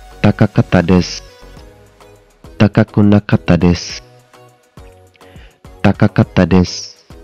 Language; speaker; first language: Japanese; non-native, fluent; Indonesian